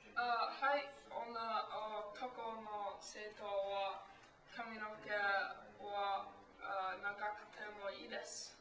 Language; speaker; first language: Japanese; non-native, learner; English